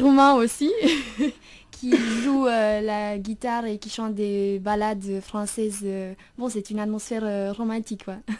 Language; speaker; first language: French; non-native, fluent; Romanian